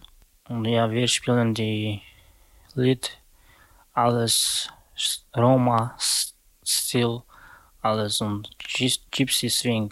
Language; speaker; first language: German; non-native, learner; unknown